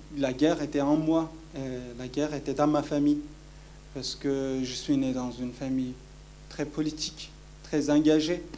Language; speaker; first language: French; non-native, fluent; Kurdish